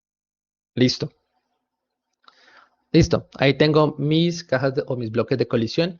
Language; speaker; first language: Spanish; native; Spanish